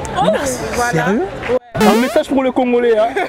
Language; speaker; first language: French; native; French